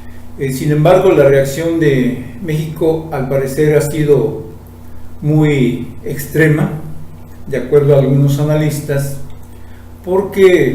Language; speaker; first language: Spanish; native; Spanish